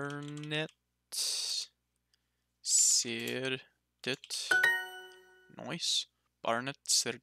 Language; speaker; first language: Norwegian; non-native, learner; English